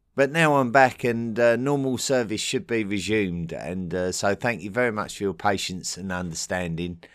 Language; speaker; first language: English; native; English